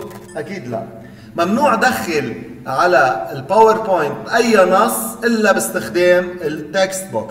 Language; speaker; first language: Arabic; native; Arabic